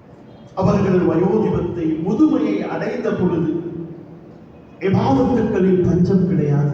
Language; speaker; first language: Tamil; native; Tamil